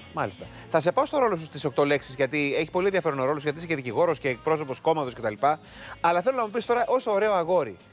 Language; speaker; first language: Greek; native; Greek